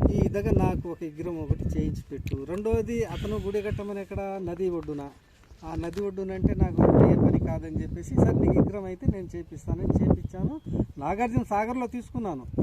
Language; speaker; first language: Telugu; non-native, local second language; Lambadi